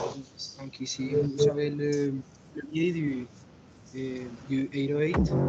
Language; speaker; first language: French; non-native, fluent; Spanish